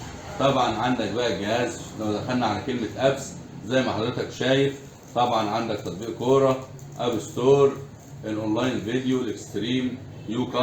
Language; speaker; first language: Arabic; native; Arabic